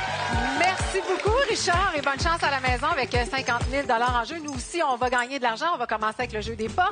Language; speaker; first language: French; native; French